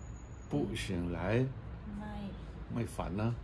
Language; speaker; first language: Chinese; non-native, learner; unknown